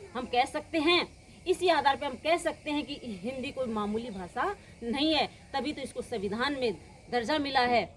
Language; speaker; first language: Hindi; native; Hindi